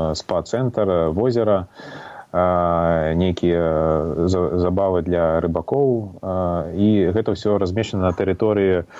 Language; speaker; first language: Belarusian; non-native, local second language; Russian